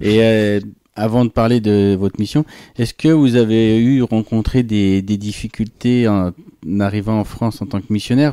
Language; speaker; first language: French; native; French